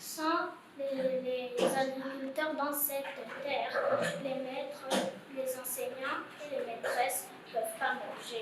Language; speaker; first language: French; non-native, learner; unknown